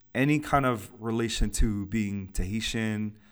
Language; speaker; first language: English; native; English